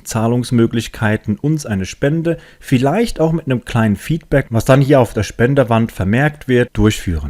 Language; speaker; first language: German; native; German